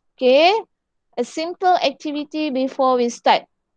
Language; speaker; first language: English; non-native, local second language; Malay